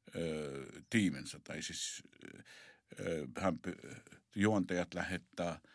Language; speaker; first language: Finnish; non-native, fluent; Arabic